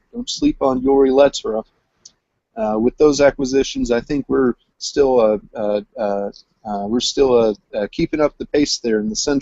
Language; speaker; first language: English; native; English